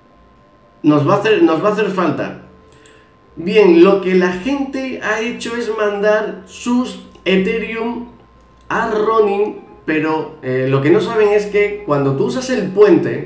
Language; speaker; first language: Spanish; native; Spanish